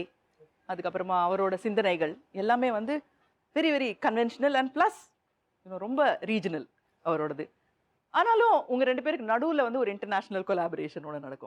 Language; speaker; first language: Tamil; native; Tamil